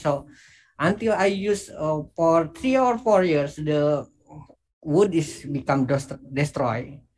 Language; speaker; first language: English; non-native, learner; Indonesian